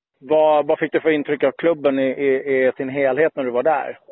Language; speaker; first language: Swedish; native; Swedish